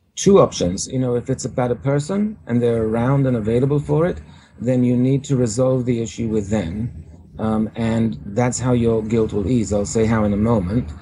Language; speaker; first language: English; native; English